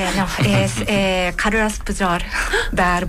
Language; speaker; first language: Catalan; non-native, learner; Japanese